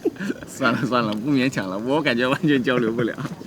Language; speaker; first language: Chinese; native; Chinese